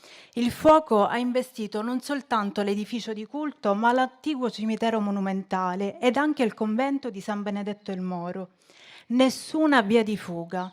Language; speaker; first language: Italian; native; Italian